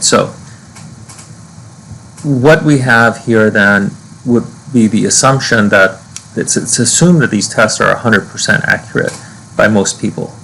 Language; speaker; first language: English; native; English